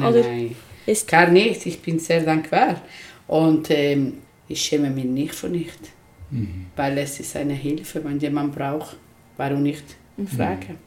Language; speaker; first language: German; non-native, learner; Spanish